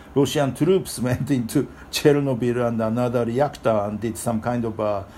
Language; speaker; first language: English; non-native, fluent; Japanese